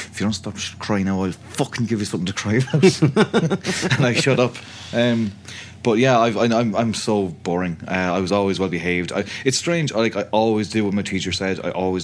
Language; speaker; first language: English; native; English